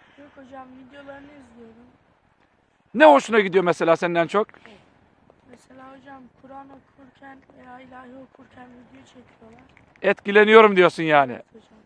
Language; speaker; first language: Turkish; native; Turkish